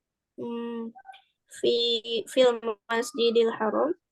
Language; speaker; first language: Arabic; non-native, learner; Indonesian